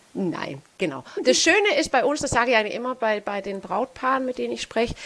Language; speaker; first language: German; non-native, fluent; Danish